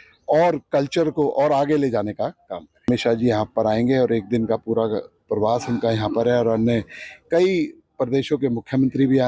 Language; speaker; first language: Hindi; native; Hindi